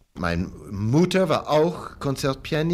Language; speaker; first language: German; non-native, learner; English